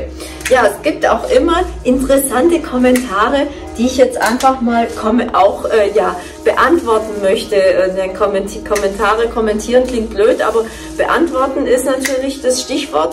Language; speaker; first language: German; native; German